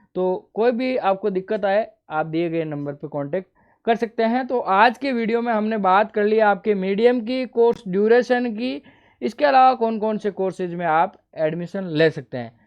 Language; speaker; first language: Hindi; native; Hindi